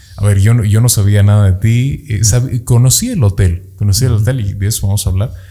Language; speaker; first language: Spanish; native; Spanish